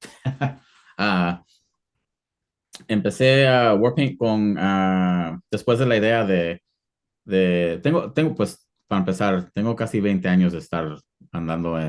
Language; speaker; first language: Spanish; early bilingual, heritage; Spanish